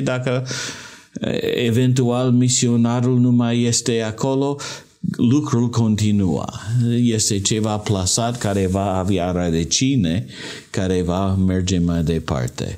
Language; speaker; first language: Romanian; non-native, learner; English